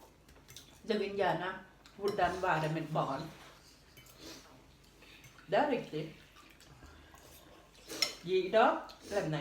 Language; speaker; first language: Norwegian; non-native, learner; Thai